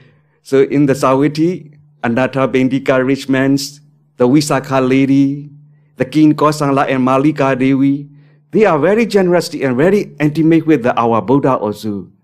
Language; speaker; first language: English; non-native, learner; Burmese